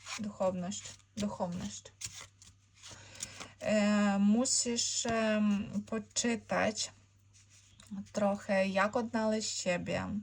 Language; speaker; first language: Polish; non-native, learner; Ukrainian